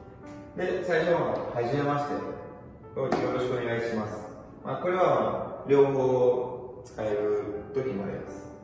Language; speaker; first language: Japanese; non-native, fluent; Portuguese